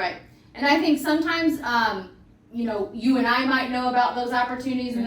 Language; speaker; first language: English; native; English